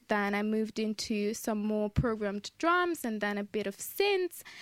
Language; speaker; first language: English; non-native, fluent; Italian